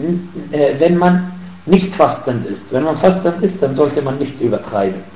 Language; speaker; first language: German; non-native, fluent; Arabic